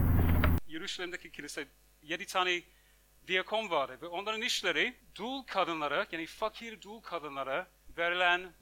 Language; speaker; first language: Turkish; non-native, fluent; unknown